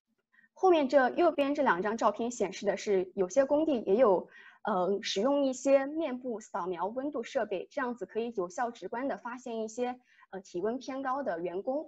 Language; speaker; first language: Chinese; native; Chinese